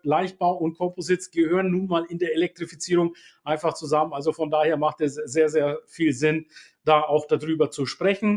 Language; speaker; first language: German; native; German